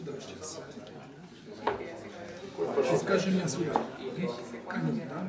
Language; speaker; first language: Russian; non-native, learner; Serbian